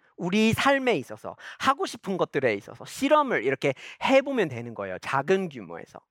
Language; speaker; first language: Korean; non-native, fluent; English